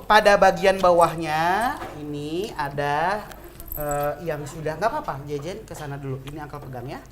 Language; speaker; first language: Indonesian; native; Indonesian